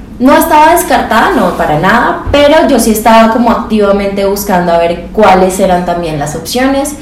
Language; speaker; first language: Spanish; native; Spanish